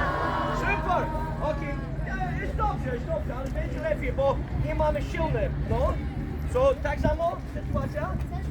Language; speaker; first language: Polish; non-native, learner; English